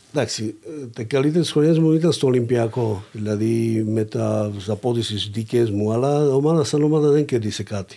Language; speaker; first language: Greek; non-native, learner; Slovak